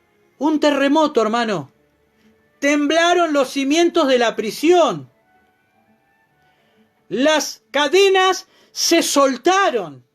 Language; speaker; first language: Spanish; native; Spanish